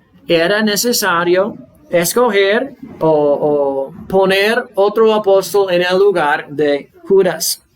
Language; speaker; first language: Spanish; non-native, fluent; English